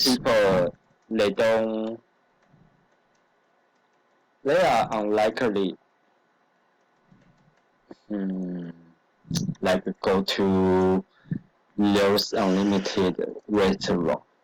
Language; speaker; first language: English; non-native, learner; Chinese